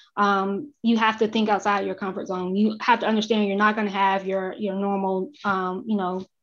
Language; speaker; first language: English; native; English